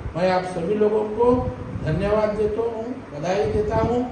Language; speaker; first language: Hindi; non-native, local second language; Marathi